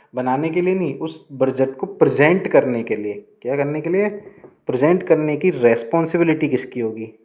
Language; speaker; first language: Hindi; native; Hindi